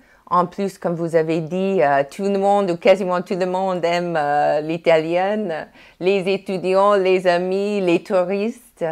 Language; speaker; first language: French; non-native, fluent; English